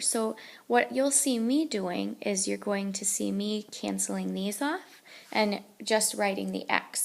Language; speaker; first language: English; native; English